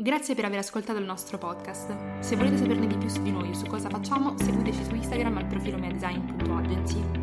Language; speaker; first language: Italian; native; Italian